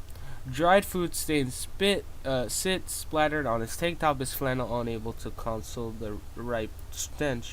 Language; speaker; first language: English; native; English